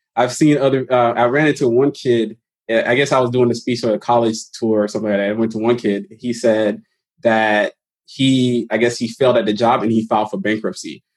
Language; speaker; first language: English; early bilingual, other home language; Haitian Creole